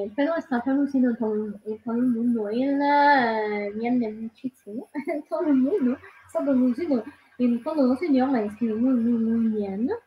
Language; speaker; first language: Spanish; non-native, learner; Italian